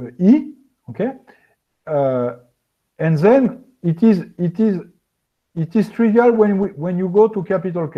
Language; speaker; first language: English; non-native, fluent; French